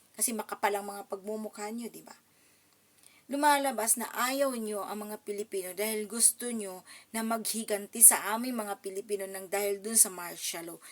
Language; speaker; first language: Filipino; non-native, local second language; Cebuano